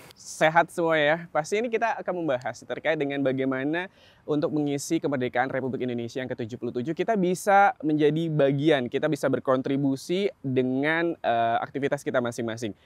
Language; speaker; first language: Indonesian; native; Indonesian